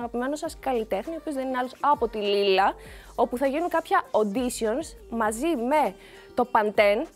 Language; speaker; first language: Greek; native; Greek